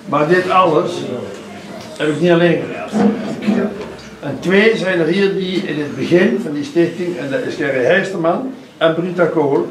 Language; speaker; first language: Dutch; non-native, learner; Czech